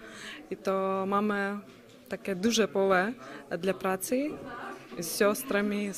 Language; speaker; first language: Polish; non-native, learner; Ukrainian